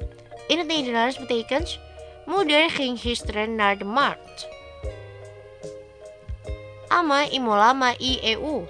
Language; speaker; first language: Dutch; non-native, learner; Indonesian